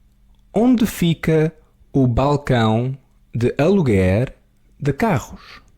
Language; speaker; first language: Portuguese; non-native, learner; English